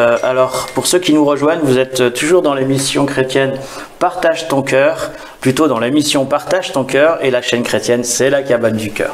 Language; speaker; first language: French; native; French